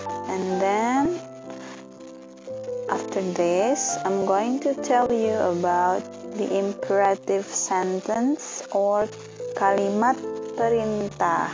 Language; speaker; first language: English; non-native, fluent; Indonesian